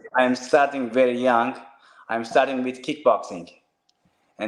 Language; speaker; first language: English; non-native, learner; Turkish